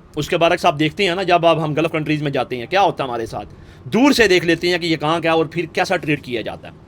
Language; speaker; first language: Urdu; native; Urdu